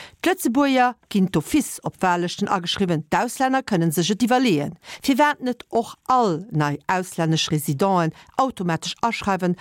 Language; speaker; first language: Luxembourgish; early bilingual, other home language; Italian